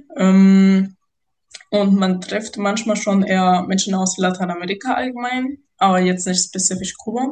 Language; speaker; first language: German; non-native, fluent; Spanish